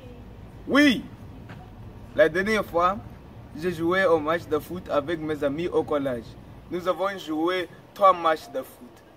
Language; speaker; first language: French; non-native, learner; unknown